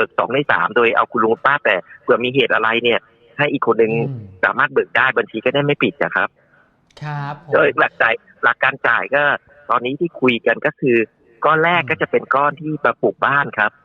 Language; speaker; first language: Thai; native; Thai